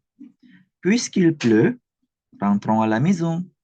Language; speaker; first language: French; non-native, fluent; Indonesian